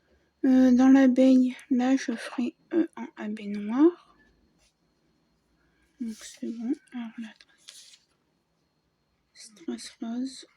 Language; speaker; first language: French; native; French